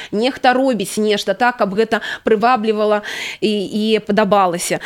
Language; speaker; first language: Belarusian; native; Belarusian